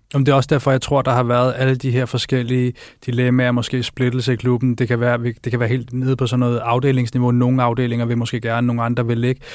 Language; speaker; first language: Danish; native; Danish